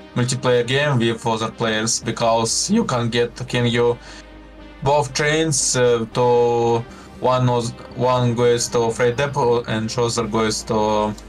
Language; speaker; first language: English; non-native, learner; Russian